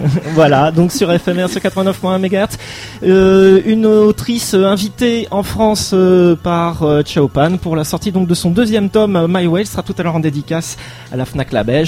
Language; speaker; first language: French; native; French